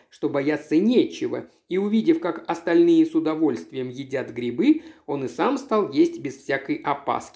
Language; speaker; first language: Russian; native; Russian